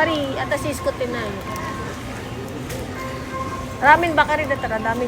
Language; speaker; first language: Japanese; non-native, fluent; Filipino